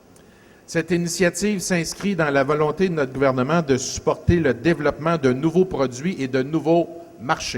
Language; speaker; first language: French; native; French